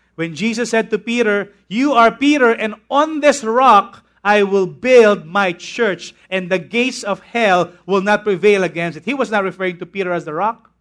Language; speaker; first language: English; non-native, local second language; Filipino